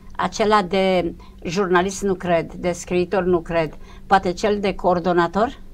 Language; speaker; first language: Romanian; native; Romanian